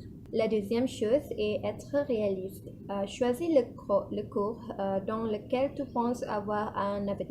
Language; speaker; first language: French; non-native, learner; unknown